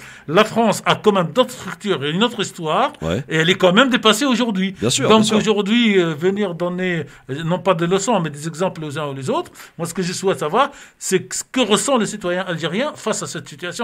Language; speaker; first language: French; native; French